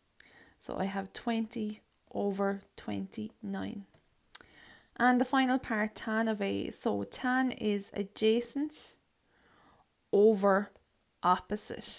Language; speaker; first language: English; native; English